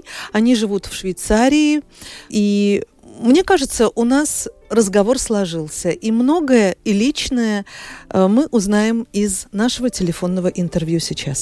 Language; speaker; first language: Russian; native; Russian